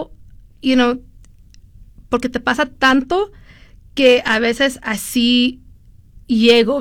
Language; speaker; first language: Spanish; early bilingual, heritage; Spanish